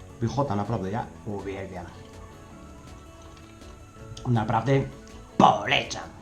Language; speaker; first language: Polish; non-native, learner; Spanish